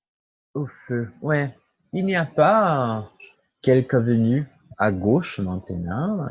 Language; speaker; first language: French; non-native, fluent; Portuguese